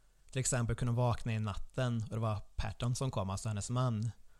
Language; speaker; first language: Swedish; native; Swedish